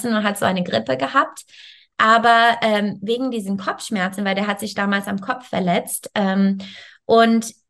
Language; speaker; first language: German; non-native, fluent; English